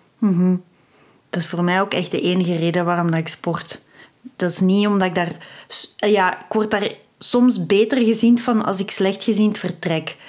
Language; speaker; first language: Dutch; native; Dutch